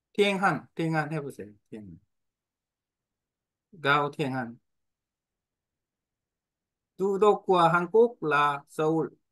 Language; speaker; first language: Vietnamese; non-native, learner; Korean